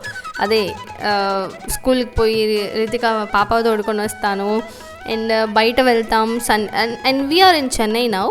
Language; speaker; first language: Telugu; non-native, learner; Tamil